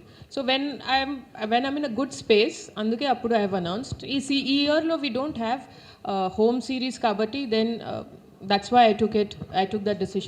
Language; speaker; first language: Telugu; non-native, local second language; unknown